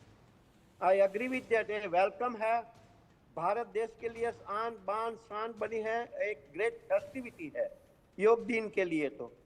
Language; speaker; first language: Hindi; non-native, local second language; Gujarati